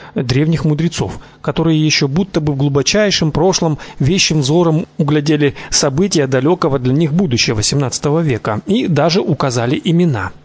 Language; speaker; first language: Russian; native; Russian